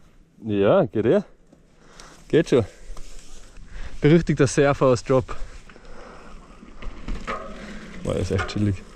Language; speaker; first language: German; native; German